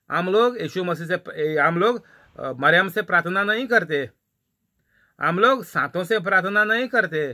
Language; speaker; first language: Hindi; non-native, local second language; Marathi